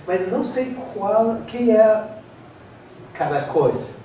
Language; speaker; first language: Portuguese; non-native, fluent; English